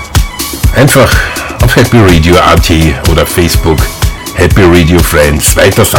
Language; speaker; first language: German; native; German